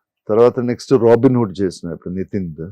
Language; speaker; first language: Telugu; non-native, local second language; Malayalam